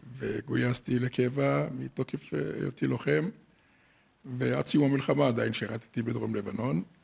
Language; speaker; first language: Hebrew; native; Hebrew